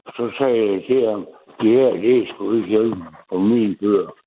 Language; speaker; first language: Danish; native; Danish